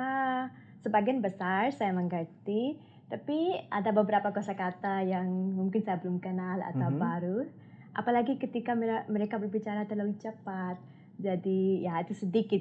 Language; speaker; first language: Indonesian; non-native, learner; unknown